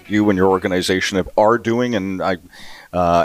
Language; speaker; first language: English; native; English